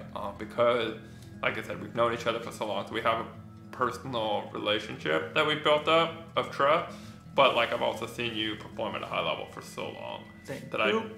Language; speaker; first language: English; native; English